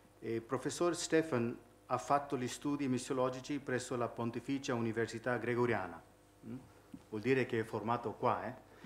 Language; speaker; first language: Italian; non-native, fluent; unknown